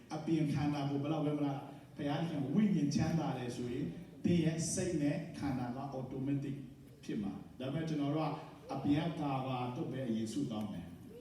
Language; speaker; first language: Burmese; non-native, local second language; Tedim Chin